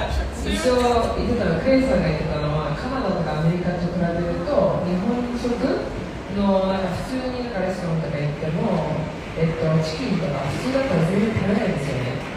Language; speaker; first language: Japanese; early bilingual, heritage; Japanese